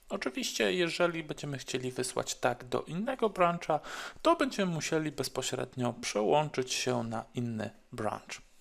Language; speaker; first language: Polish; native; Polish